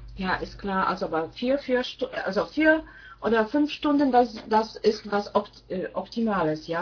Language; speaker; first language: German; non-native, fluent; Polish